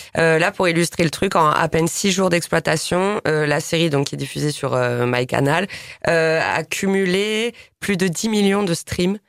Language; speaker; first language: French; native; French